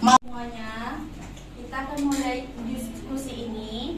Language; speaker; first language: Indonesian; native; Indonesian